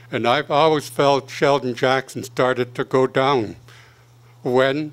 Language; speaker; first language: English; native; English